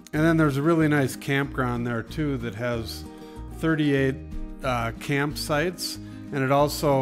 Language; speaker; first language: English; native; English